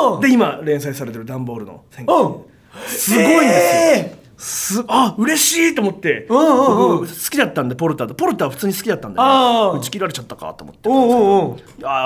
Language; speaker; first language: Japanese; native; Japanese